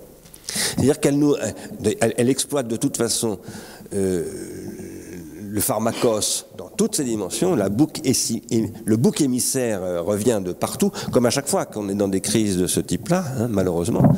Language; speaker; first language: French; native; French